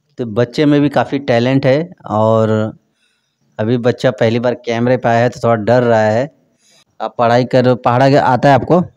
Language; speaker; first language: Hindi; native; Hindi